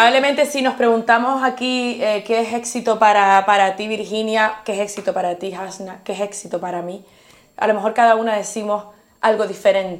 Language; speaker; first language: Spanish; native; Spanish